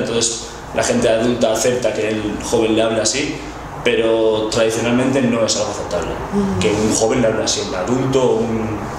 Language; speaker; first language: Spanish; non-native, local second language; Basque